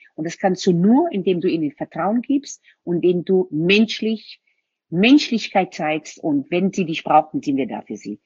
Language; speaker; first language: German; non-native, fluent; Hebrew